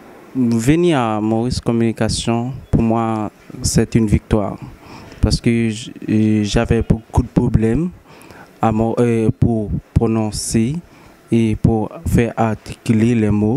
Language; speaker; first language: French; non-native, local second language; Haitian Creole